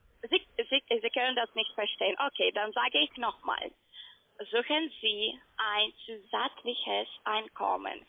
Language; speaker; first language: German; non-native, learner; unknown